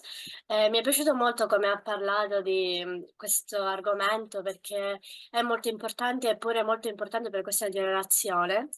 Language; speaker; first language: Italian; early bilingual, other home language; Tamil